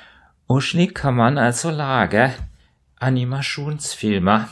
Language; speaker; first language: Norwegian; non-native, fluent; German